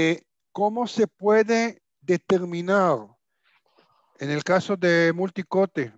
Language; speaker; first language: Spanish; non-native, fluent; Hebrew